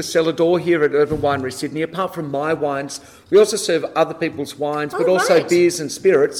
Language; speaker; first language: English; native; English